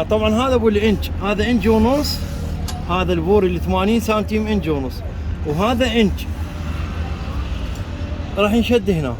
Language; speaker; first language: Arabic; native; Arabic